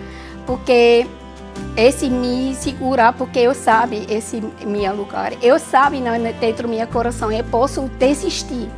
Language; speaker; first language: Portuguese; non-native, learner; German